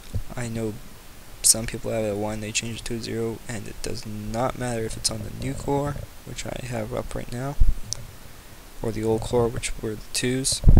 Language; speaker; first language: English; native; English